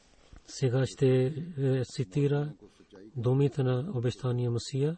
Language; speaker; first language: Bulgarian; non-native, fluent; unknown